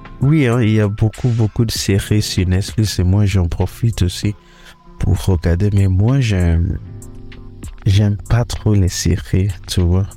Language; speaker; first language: French; non-native, learner; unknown